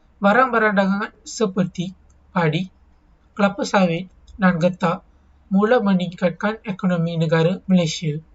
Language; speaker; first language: Malay; non-native, local second language; Tamil